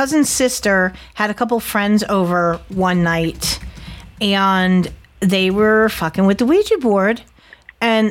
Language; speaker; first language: English; native; English